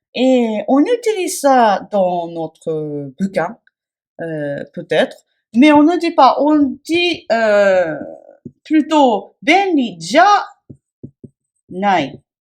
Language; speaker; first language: French; non-native, fluent; Japanese